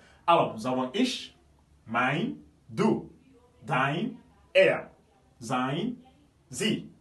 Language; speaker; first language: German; non-native, fluent; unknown